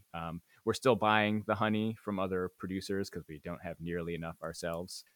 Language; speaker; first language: English; native; English